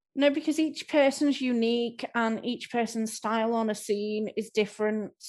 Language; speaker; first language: English; native; English